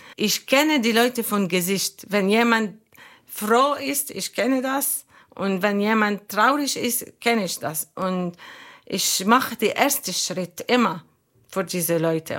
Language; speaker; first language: German; non-native, learner; Arabic